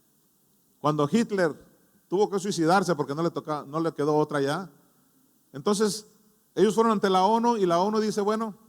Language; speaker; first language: Spanish; native; Spanish